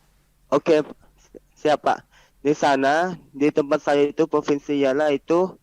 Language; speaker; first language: Indonesian; non-native, learner; Malay